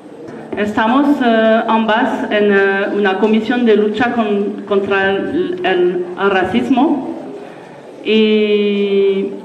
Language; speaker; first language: Spanish; non-native, learner; French